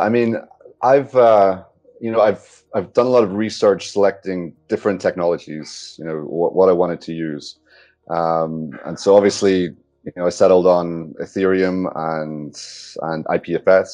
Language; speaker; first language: English; native; English